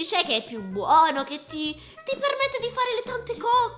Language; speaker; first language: Italian; native; Italian